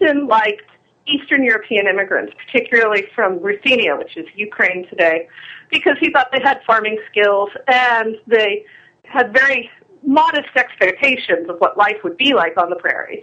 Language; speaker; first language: English; native; English